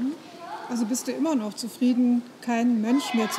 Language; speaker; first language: German; native; German